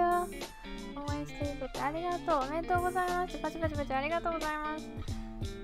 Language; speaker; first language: Japanese; early bilingual, other home language; English